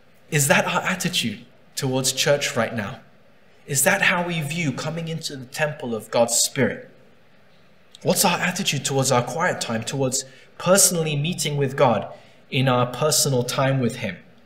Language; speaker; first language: English; native; English